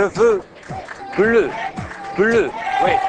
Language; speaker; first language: French; native; French